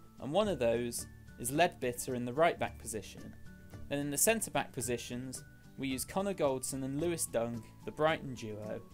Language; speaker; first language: English; native; English